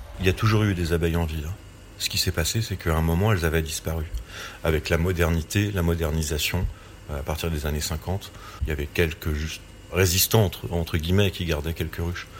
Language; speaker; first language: French; native; French